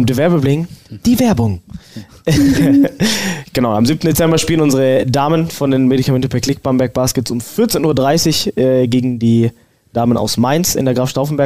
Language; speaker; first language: German; native; German